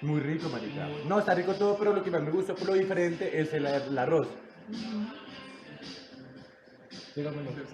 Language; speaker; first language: Spanish; native; Spanish